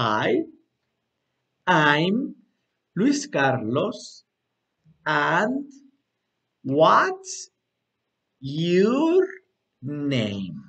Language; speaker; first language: English; non-native, learner; Spanish